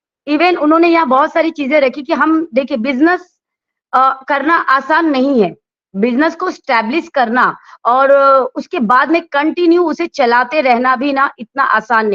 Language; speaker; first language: Hindi; native; Hindi